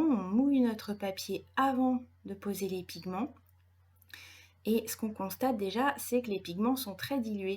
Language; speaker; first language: French; native; French